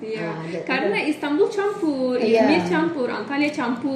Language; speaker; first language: Turkish; non-native, fluent; Indonesian